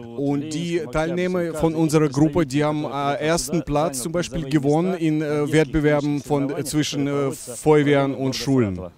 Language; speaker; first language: German; non-native, learner; Russian